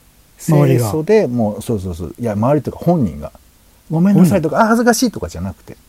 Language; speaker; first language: Japanese; native; Japanese